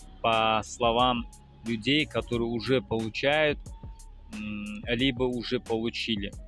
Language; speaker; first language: Russian; non-native, fluent; Tajik